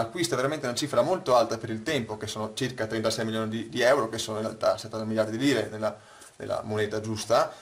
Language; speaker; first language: Italian; native; Italian